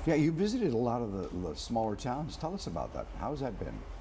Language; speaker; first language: English; early bilingual, other home language; Spanish